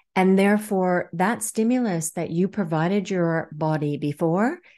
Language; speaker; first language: English; native; English